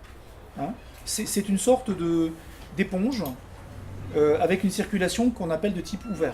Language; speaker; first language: French; native; French